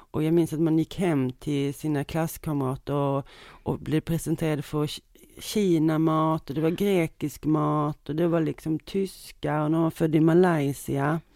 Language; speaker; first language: Swedish; native; Swedish